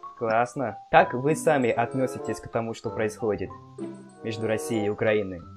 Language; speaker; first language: Russian; non-native, fluent; Portuguese